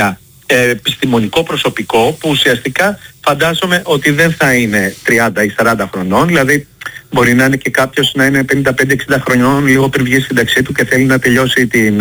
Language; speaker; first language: Greek; native; Greek